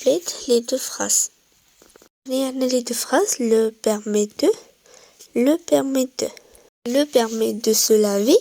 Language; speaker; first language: French; non-native, local second language; Arabic